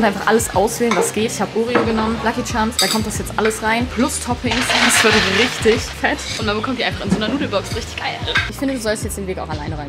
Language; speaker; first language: German; native; German